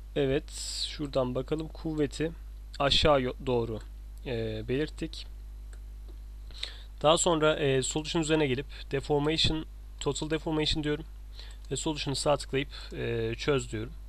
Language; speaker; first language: Turkish; native; Turkish